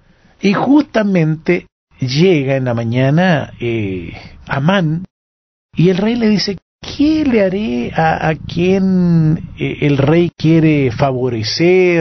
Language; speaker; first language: Spanish; native; Spanish